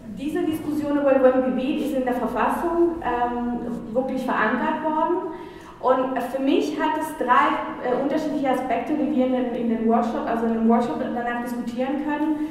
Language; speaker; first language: German; non-native, fluent; Spanish